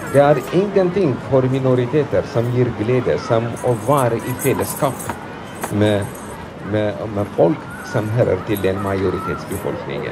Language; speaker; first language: Norwegian; non-native, fluent; Amharic